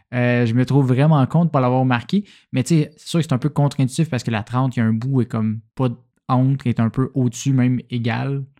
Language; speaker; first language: French; native; French